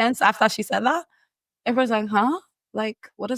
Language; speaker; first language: English; native; English